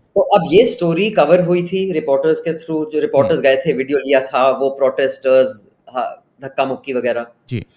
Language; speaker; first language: Hindi; native; Hindi